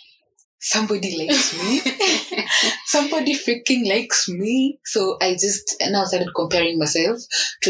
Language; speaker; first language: English; non-native, local second language; Swahili